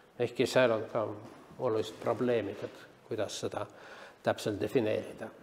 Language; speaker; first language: Estonian; native; Estonian